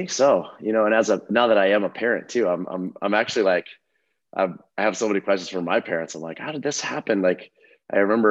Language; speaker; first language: English; native; English